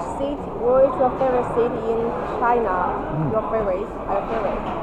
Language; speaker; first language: English; non-native, learner; Chinese